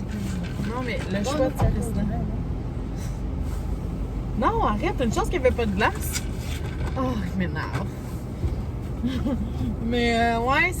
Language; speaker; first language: French; native; French